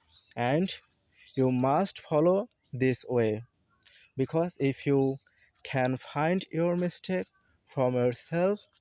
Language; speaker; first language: English; non-native, learner; Bangla